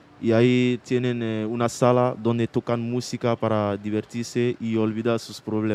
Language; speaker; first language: Spanish; non-native, fluent; Mandingo